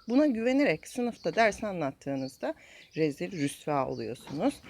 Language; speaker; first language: Turkish; native; Turkish